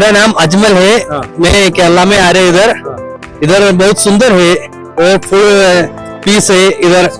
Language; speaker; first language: Hindi; non-native, local second language; Malayalam